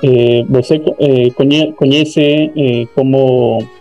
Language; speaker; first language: Portuguese; non-native, learner; Spanish